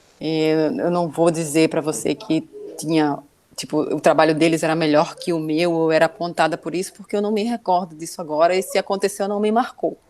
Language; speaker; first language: Portuguese; native; Portuguese